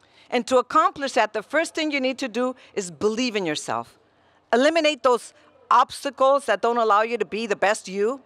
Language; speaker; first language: English; early bilingual, other home language; Spanish